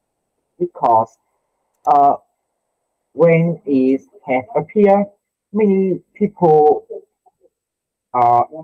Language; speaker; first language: English; non-native, learner; Vietnamese